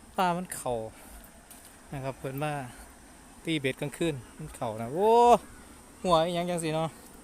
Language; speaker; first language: Thai; native; Thai